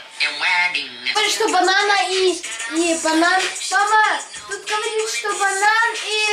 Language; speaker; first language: Russian; native; Russian